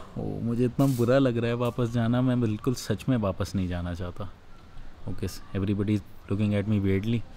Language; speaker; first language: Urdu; native; Urdu